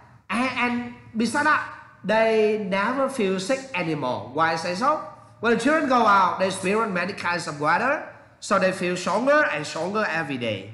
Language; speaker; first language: English; non-native, learner; Vietnamese